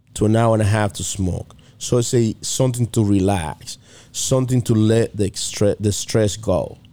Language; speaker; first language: English; non-native, fluent; Spanish